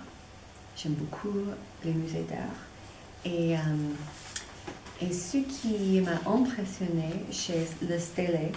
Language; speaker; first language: French; non-native, fluent; English